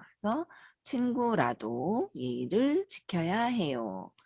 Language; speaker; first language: Korean; native; Korean